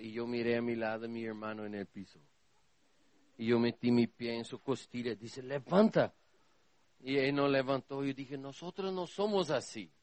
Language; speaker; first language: Spanish; non-native, learner; Portuguese